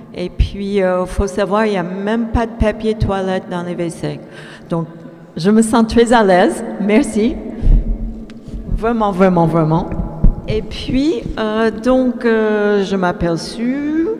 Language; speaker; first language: French; non-native, fluent; English